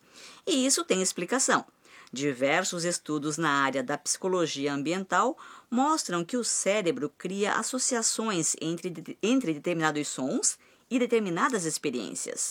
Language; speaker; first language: Portuguese; native; Portuguese